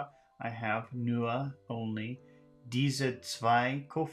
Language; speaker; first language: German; non-native, learner; English